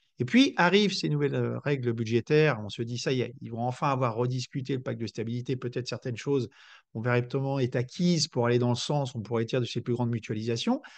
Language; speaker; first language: French; native; French